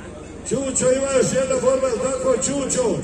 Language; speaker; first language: Bosnian; native; Bosnian